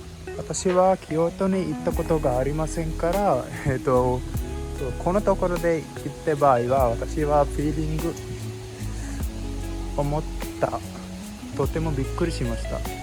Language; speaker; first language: Japanese; non-native, learner; Sinhala